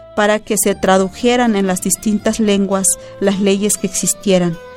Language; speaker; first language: Spanish; non-native, local second language; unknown